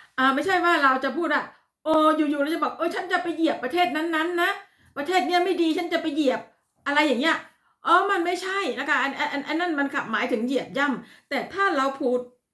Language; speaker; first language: Thai; native; Thai